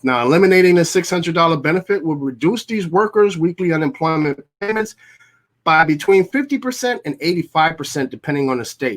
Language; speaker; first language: English; native; English